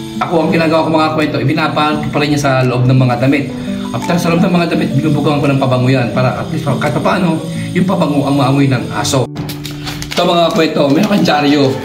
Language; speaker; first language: Filipino; non-native, local second language; Iloko